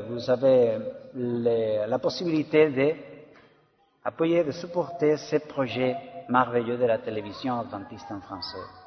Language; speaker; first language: French; non-native, learner; Spanish